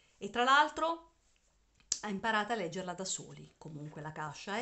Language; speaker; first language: Italian; native; Italian